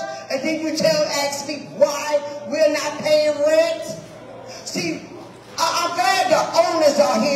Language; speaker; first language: English; native; English